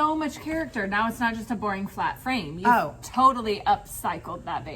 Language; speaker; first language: English; native; English